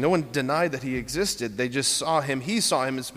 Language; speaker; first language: English; native; English